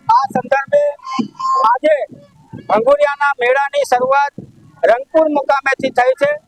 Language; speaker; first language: Gujarati; non-native, local second language; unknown